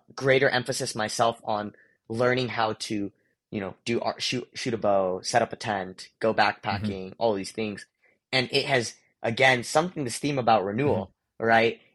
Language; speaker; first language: English; early bilingual, other home language; Hindi